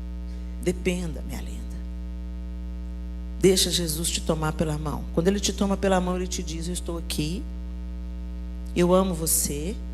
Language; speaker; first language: Portuguese; native; Portuguese